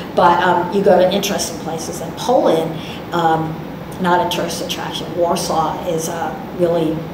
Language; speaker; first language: English; native; English